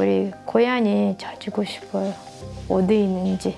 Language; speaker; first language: Korean; early bilingual, heritage; Russian